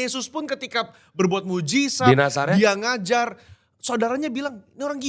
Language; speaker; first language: Indonesian; native; Indonesian